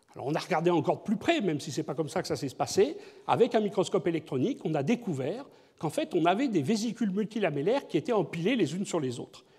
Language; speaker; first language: French; native; French